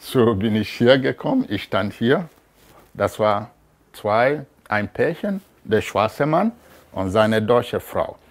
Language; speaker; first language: German; non-native, fluent; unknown